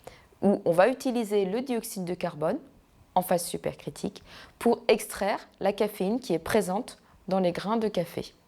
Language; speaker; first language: French; native; French